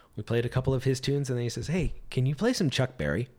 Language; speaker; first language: English; native; English